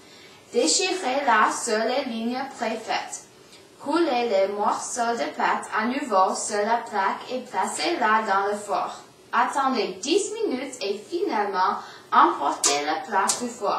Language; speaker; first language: French; non-native, learner; English